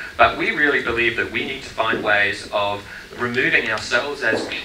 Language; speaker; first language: English; native; English